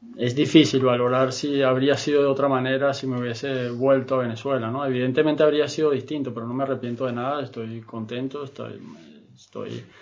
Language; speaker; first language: Spanish; native; Spanish